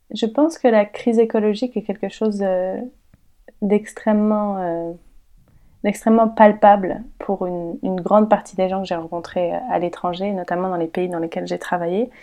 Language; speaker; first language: French; native; French